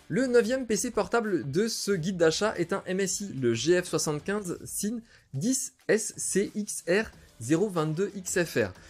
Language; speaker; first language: French; native; French